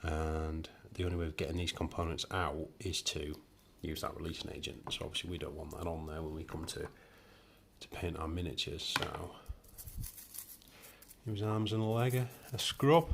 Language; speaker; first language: English; native; English